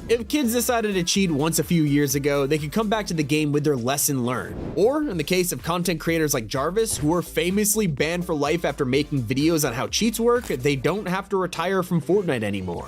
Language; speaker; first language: English; native; English